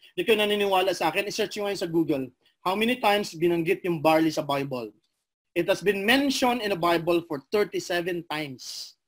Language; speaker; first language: Filipino; non-native, local second language; Cebuano